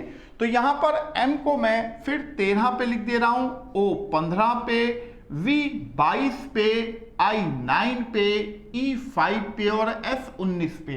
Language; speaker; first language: Hindi; native; Hindi